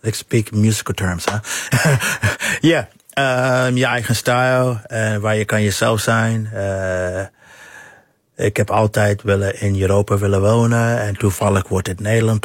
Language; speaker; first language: Dutch; non-native, fluent; English